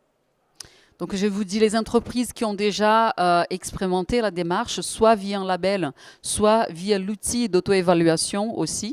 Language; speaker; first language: French; native; French